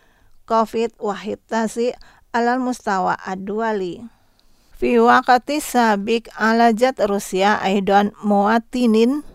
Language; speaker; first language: Arabic; non-native, fluent; Indonesian